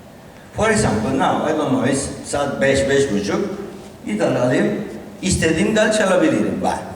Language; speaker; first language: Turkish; non-native, learner; Spanish